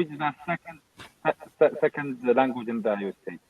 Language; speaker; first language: English; non-native, learner; Arabic